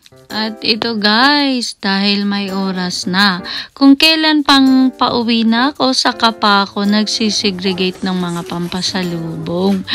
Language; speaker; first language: Filipino; native; Filipino